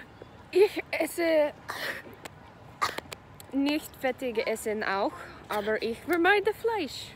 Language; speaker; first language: German; non-native, learner; English